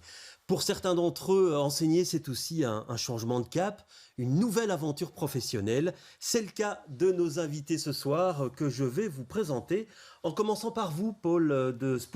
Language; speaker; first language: French; native; French